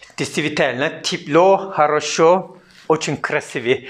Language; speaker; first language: Russian; non-native, learner; Turkish